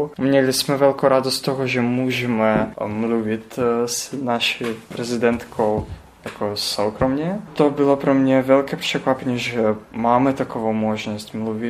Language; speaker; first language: Czech; non-native, learner; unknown